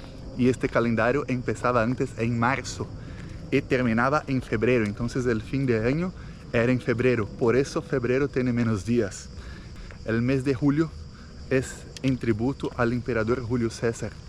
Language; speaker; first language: Spanish; non-native, fluent; Portuguese